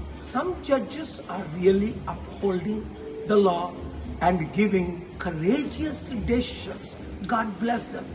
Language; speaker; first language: English; non-native, local second language; Telugu